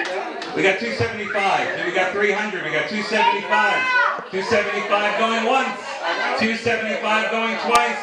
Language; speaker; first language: English; native; English